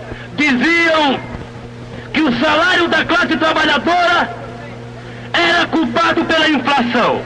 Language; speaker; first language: Portuguese; native; Portuguese